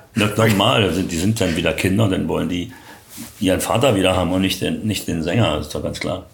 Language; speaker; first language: German; native; German